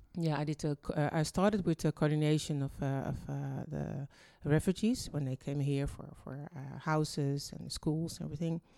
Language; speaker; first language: English; early bilingual, other home language; Dutch